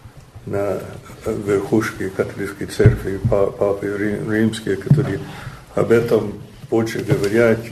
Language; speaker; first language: Russian; non-native, learner; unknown